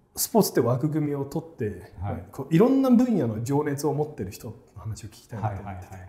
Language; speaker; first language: Japanese; early bilingual, heritage; Japanese